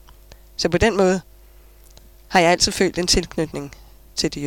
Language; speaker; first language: Danish; native; Danish